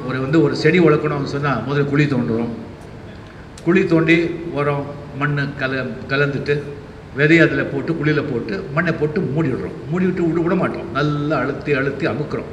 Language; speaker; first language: Tamil; non-native, fluent; Marathi